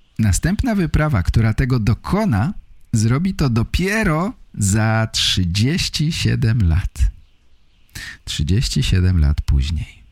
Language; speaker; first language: Polish; native; Polish